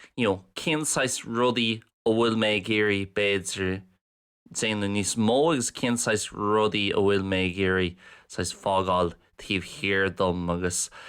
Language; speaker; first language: Irish; non-native, local second language; English